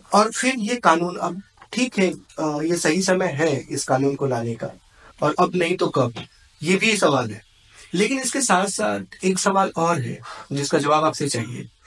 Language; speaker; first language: Hindi; native; Hindi